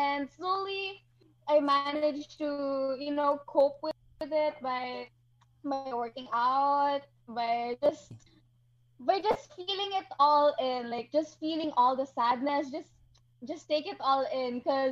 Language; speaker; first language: English; non-native, local second language; Hiligaynon